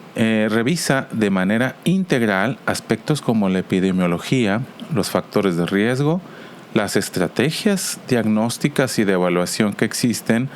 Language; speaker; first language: Spanish; native; Spanish